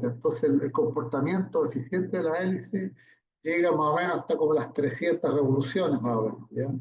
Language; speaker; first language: Spanish; native; Spanish